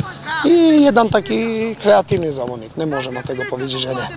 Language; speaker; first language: Polish; non-native, fluent; Albanian